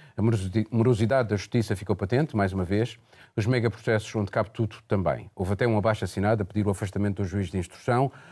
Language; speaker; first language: Portuguese; native; Portuguese